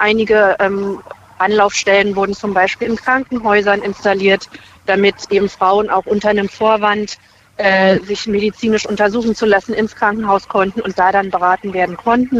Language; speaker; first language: German; native; German